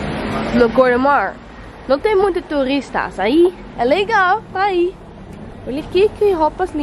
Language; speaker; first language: Portuguese; non-native, learner; Dutch